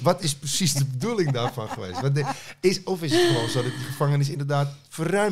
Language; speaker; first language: Dutch; native; Dutch